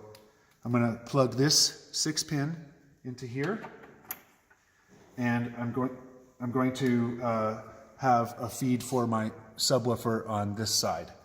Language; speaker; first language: English; native; English